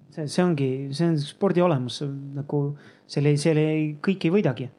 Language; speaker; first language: Estonian; native; Estonian